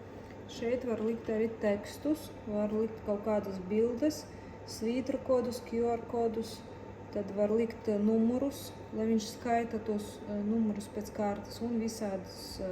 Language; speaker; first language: Latvian; native; Latvian